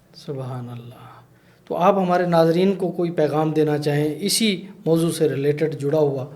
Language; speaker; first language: Urdu; native; Urdu